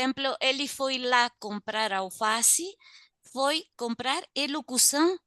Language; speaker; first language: Portuguese; non-native, learner; Spanish